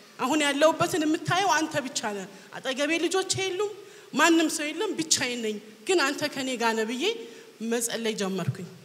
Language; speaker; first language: Amharic; native; Amharic